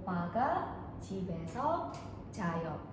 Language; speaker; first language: Korean; non-native, fluent; Indonesian